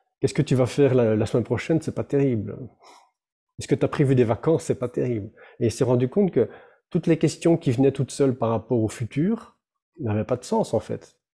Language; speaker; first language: French; native; French